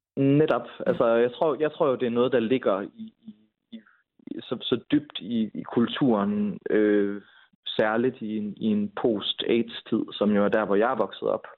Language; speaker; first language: Danish; native; Danish